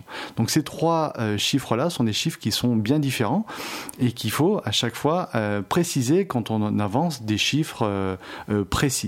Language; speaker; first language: French; native; French